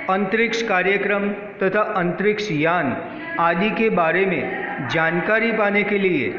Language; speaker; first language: Hindi; non-native, local second language; Gujarati